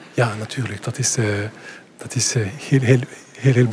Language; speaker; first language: Dutch; non-native, local second language; French